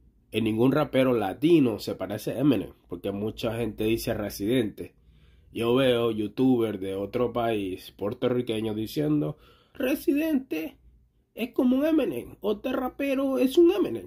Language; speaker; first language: Spanish; native; Spanish